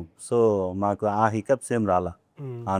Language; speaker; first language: Telugu; native; Telugu